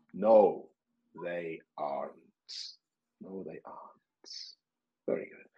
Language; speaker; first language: English; native; English